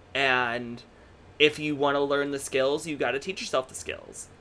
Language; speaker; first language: English; native; English